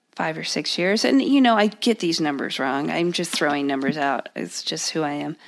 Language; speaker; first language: English; native; English